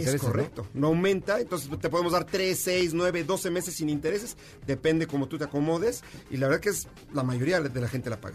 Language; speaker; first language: Spanish; native; Spanish